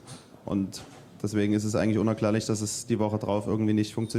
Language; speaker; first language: German; native; German